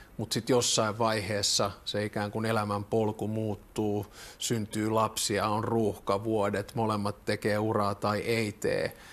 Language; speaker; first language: Finnish; native; Finnish